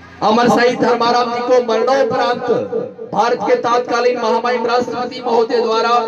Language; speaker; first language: Hindi; native; Hindi